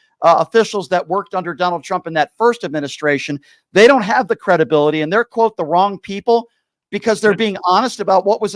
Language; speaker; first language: English; native; English